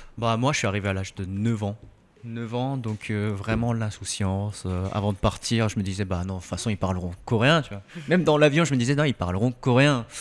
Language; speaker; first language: French; early bilingual, other home language; Korean